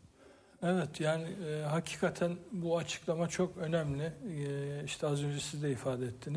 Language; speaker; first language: Turkish; native; Turkish